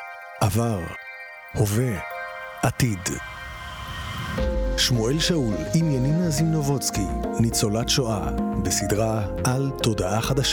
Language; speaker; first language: Hebrew; native; Hebrew